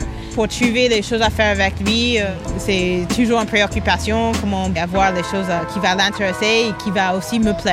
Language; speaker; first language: French; non-native, fluent; English